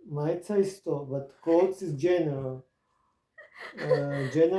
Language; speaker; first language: English; non-native, learner; Croatian